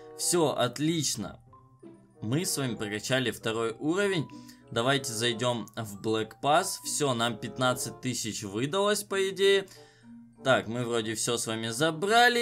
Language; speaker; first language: Russian; native; Russian